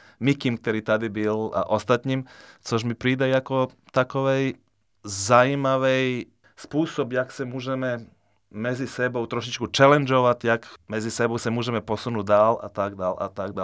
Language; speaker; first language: Czech; non-native, fluent; Serbian